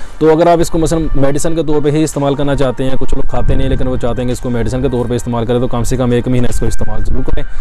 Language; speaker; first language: Urdu; non-native, local second language; Punjabi